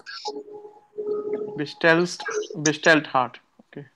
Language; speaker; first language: German; non-native, learner; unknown